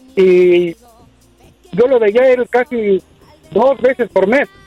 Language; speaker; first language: Spanish; native; Spanish